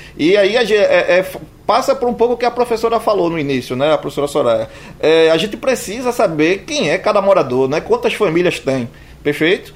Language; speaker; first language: Portuguese; native; Portuguese